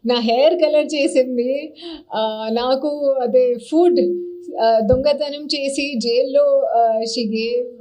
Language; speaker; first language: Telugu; non-native, learner; Hindi